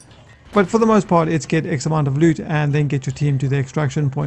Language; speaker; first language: English; native; English